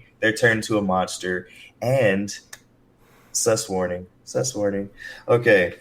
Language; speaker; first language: English; native; English